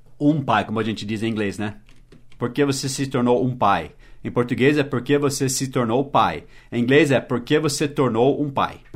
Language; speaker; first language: Portuguese; early bilingual, other home language; English